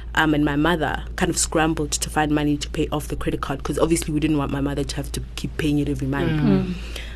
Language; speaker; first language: English; non-native, local second language; Southern Sotho